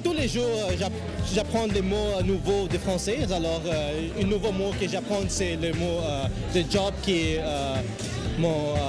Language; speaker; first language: French; non-native, learner; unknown